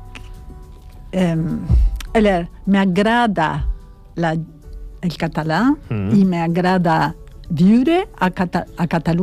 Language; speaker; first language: Catalan; non-native, learner; Spanish